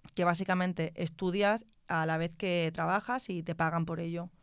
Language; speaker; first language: Spanish; native; Spanish